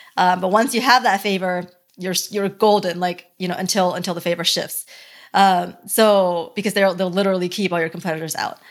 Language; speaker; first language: English; early bilingual, other home language; Chinese